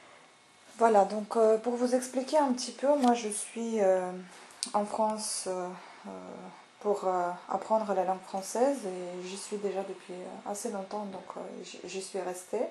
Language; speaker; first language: French; non-native, fluent; Russian